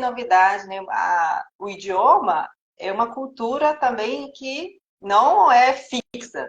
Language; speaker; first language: Portuguese; non-native, fluent; Japanese